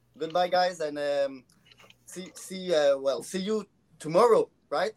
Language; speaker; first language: English; non-native, local second language; French